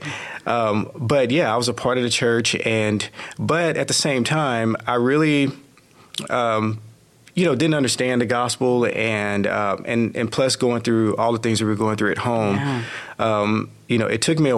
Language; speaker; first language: English; native; English